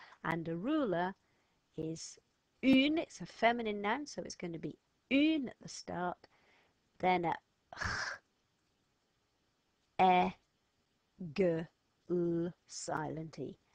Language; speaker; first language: English; native; English